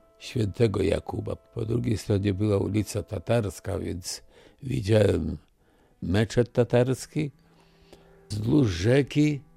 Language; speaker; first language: Polish; native; Polish